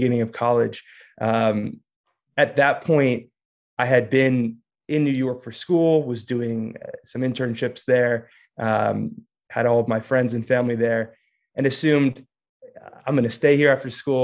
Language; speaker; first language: English; native; English